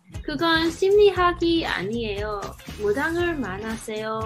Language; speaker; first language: Korean; non-native, learner; English